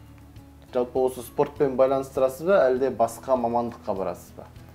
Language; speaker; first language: Kazakh; native; Kazakh